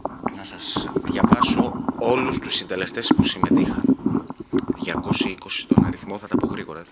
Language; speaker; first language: Greek; native; Greek